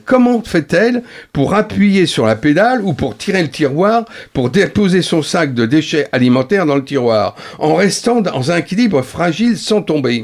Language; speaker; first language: French; native; French